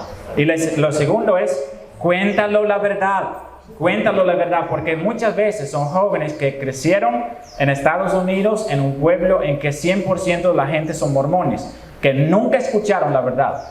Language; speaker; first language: Spanish; non-native, fluent; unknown